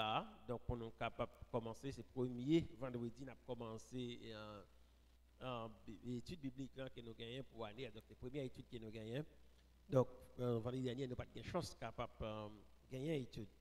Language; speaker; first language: French; non-native, local second language; Haitian Creole